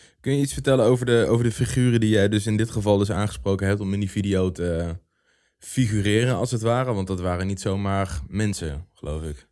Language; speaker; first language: Dutch; native; Dutch